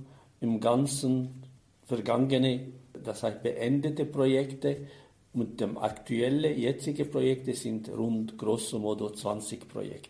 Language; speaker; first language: German; non-native, fluent; Arabic